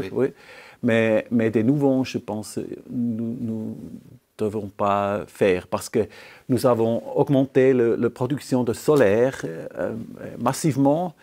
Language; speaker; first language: French; non-native, local second language; German